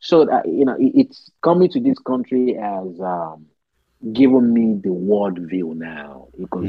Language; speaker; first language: English; non-native, local second language; Yoruba